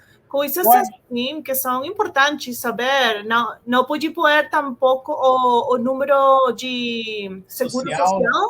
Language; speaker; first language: Portuguese; non-native, fluent; Spanish